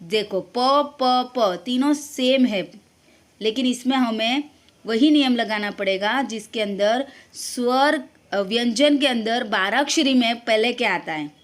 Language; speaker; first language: Hindi; non-native, local second language; Gujarati